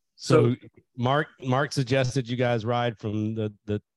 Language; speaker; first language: English; native; English